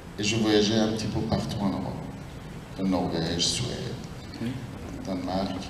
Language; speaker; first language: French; non-native, fluent; Persian